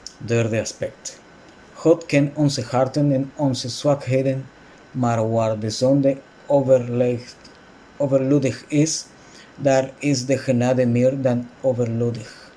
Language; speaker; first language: Dutch; non-native, fluent; Spanish